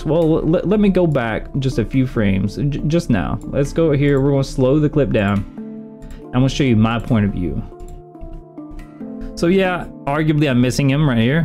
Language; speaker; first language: English; native; English